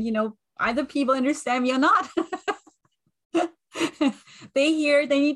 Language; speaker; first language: English; non-native, fluent; German